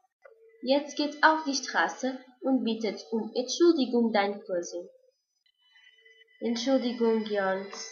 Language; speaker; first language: German; non-native, learner; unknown